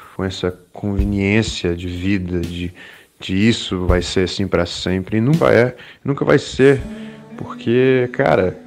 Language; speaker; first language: Portuguese; early bilingual, other home language; English